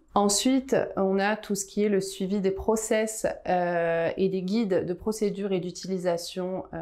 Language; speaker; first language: French; native; French